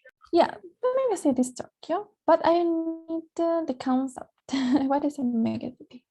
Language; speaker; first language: English; non-native, fluent; Spanish